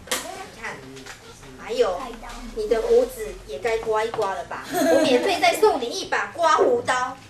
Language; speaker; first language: Chinese; native; Chinese